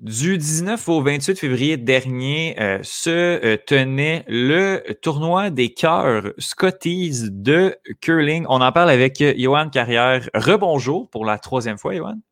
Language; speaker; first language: French; native; French